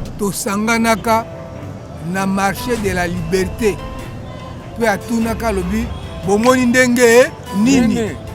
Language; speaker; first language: Lingala; non-native, local second language; Kituba (Democratic Republic of Congo)